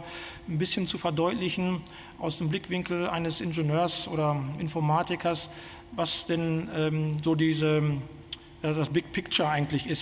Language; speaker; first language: German; native; German